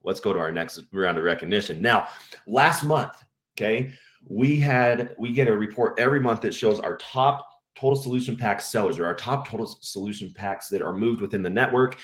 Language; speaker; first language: English; native; English